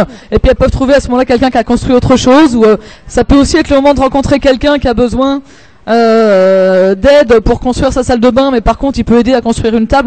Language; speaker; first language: French; native; French